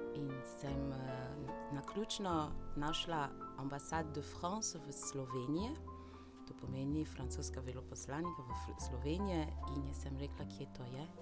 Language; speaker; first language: Slovenian; non-native, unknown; French